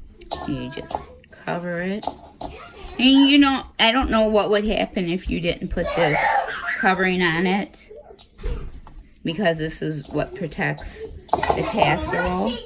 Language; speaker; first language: English; native; English